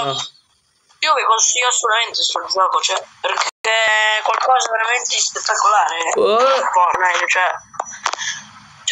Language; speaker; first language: Italian; native; Italian